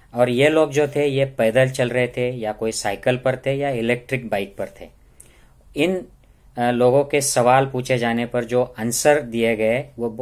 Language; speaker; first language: Hindi; non-native, local second language; Marathi